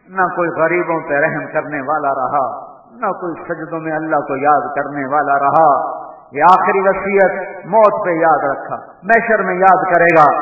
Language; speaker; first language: Urdu; non-native, local second language; Punjabi